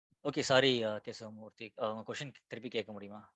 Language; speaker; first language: Tamil; native; Tamil